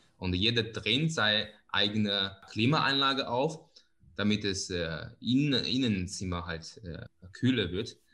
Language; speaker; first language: German; non-native, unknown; Chinese